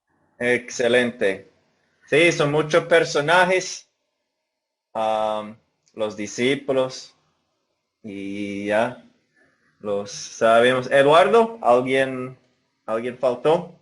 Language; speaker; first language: Spanish; non-native, fluent; English